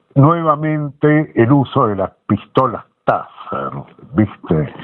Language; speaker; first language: Spanish; native; Spanish